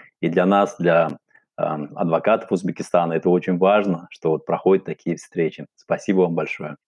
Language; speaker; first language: Russian; non-native, local second language; Uzbek